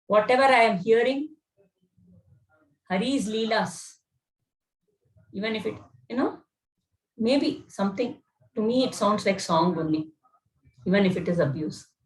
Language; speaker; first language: English; non-native, local second language; Kannada